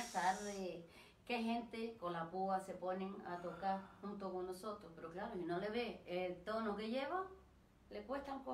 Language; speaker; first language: Spanish; native; Spanish